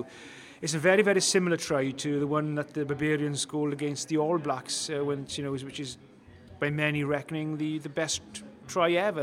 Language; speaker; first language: English; non-native, local second language; Welsh